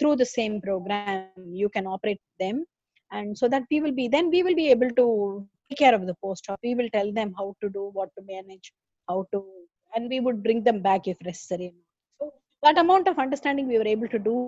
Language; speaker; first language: English; non-native, local second language; Tamil